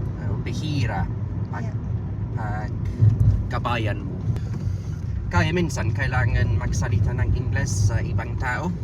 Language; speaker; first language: Filipino; non-native, learner; English